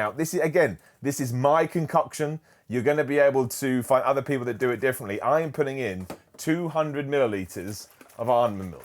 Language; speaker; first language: English; native; English